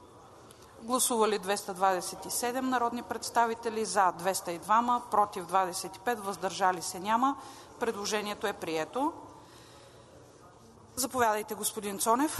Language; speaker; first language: Bulgarian; native; Bulgarian